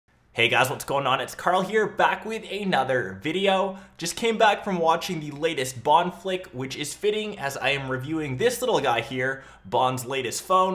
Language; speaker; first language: English; native; English